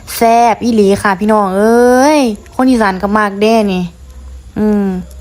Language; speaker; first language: Thai; native; Thai